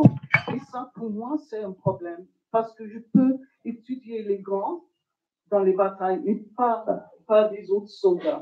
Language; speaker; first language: French; non-native, fluent; English